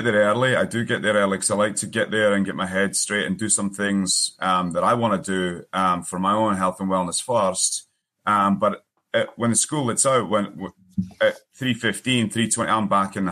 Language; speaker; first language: English; native; English